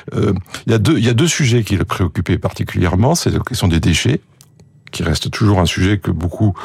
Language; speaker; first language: French; native; French